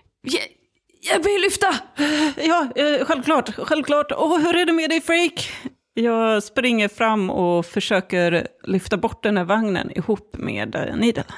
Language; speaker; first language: Swedish; native; Swedish